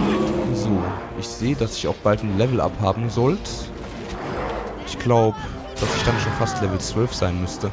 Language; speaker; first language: German; native; German